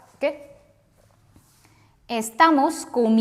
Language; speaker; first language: Spanish; non-native, fluent; Hindi